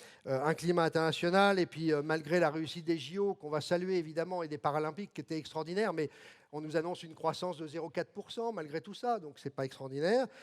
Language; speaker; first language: French; native; French